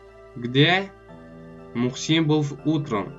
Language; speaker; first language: Russian; non-native, local second language; Tajik